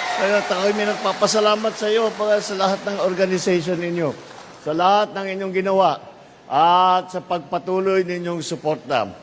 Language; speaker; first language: Filipino; native; Filipino